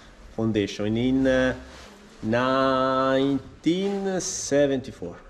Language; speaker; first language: English; non-native, learner; Italian